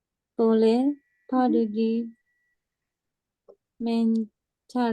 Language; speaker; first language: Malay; non-native, learner; Japanese